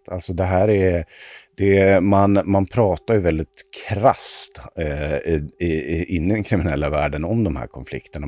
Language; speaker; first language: Swedish; native; Swedish